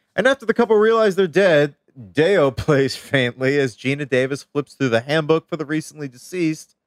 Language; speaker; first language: English; native; English